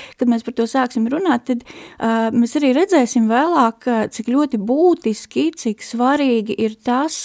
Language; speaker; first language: Latvian; native; Latvian